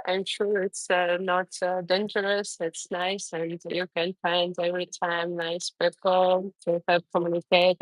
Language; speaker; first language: English; non-native, learner; Russian